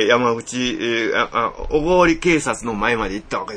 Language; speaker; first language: Japanese; native; Japanese